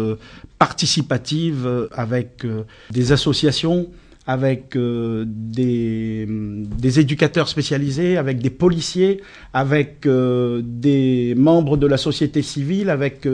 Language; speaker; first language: French; native; French